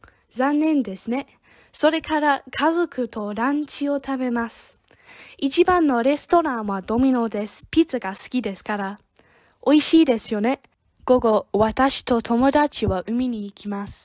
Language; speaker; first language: Japanese; non-native, learner; English